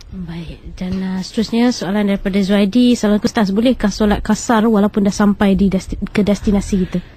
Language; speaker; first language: Malay; native; Malay